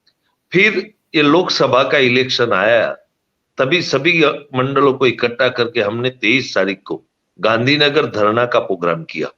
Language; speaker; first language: Hindi; non-native, local second language; Gujarati